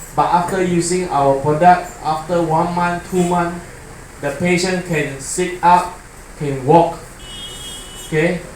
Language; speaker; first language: English; non-native, learner; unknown